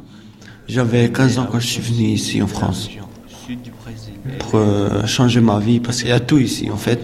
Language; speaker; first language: French; non-native, learner; Albanian